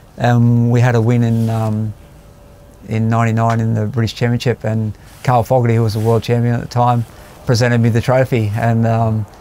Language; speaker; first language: English; native; English